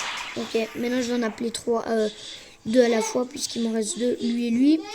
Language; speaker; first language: French; native; French